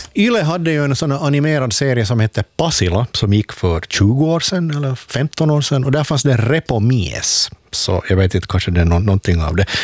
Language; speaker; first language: Swedish; native; Swedish